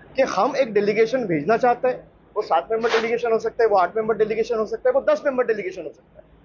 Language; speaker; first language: Hindi; non-native, local second language; Bangla